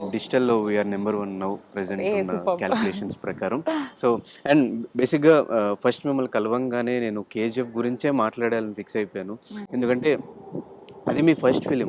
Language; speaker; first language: Telugu; native; Telugu